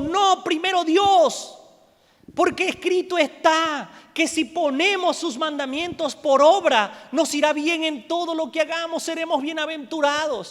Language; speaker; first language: Spanish; native; Spanish